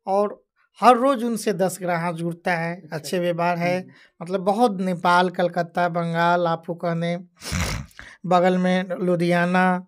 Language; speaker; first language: Hindi; native; Hindi